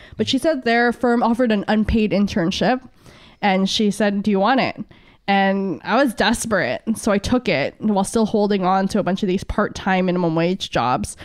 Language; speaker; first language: English; early bilingual, other home language; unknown